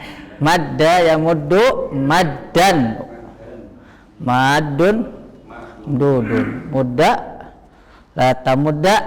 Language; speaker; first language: Arabic; non-native, fluent; Indonesian